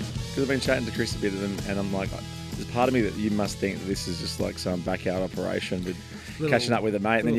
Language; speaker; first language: English; native; English